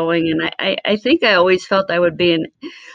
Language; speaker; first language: English; early bilingual, other home language; Spanish